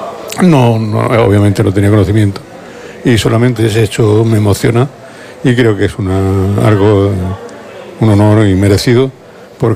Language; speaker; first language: Spanish; native; Spanish